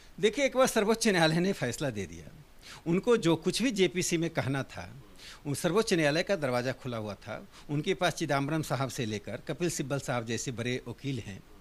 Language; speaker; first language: Hindi; native; Hindi